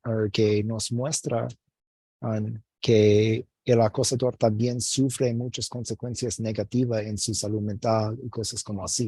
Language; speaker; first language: Spanish; non-native, fluent; English